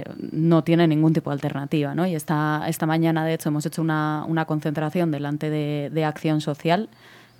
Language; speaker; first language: Spanish; native; Spanish